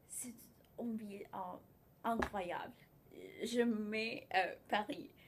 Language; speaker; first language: French; non-native, learner; Spanish